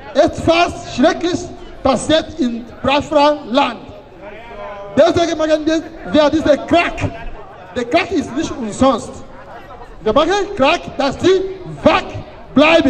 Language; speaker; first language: German; non-native, fluent; Igbo